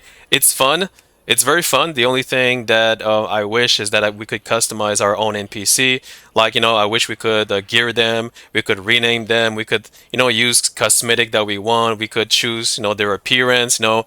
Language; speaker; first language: English; non-native, fluent; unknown